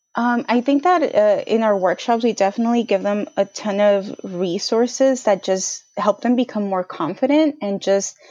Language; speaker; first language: English; native; English